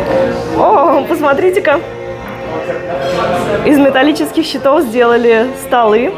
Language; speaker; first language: Russian; native; Russian